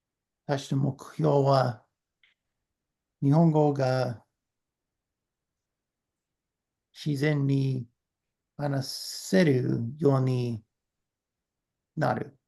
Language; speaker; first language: Japanese; non-native, learner; English